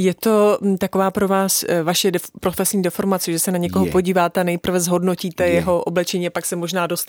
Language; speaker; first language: Czech; native; Czech